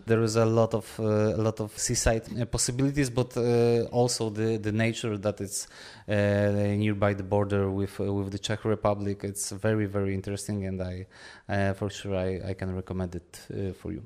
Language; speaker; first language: English; non-native, fluent; Polish